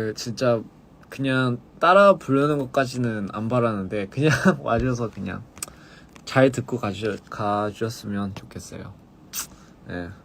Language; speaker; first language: Korean; early bilingual, other home language; English